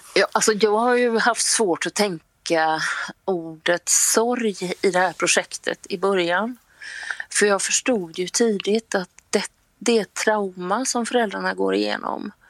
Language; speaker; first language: Swedish; native; Swedish